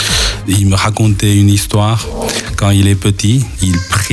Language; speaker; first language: French; non-native, local second language; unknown